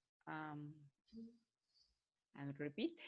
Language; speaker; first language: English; non-native, learner; Spanish